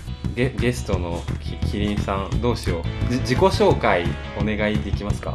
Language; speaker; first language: Japanese; native; Japanese